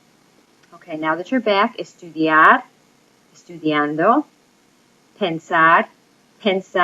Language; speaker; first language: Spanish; non-native, fluent; English